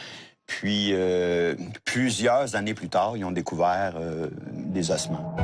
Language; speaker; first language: French; native; French